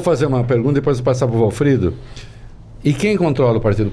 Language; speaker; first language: Portuguese; native; Portuguese